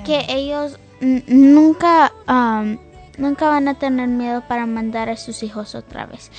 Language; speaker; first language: Spanish; early bilingual, heritage; English